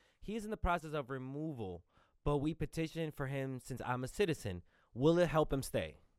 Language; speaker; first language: English; early bilingual, other home language; Spanish